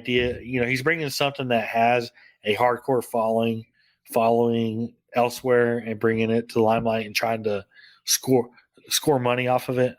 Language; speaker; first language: English; native; English